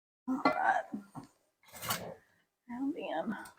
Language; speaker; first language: English; native; English